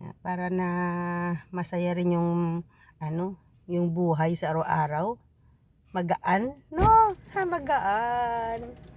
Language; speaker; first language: Filipino; non-native, local second language; Hiligaynon